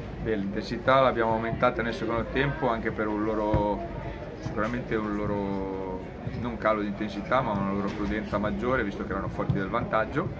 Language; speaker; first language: Italian; native; Italian